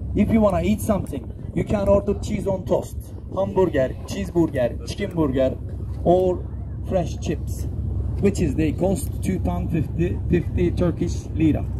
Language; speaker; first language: English; non-native, fluent; Turkish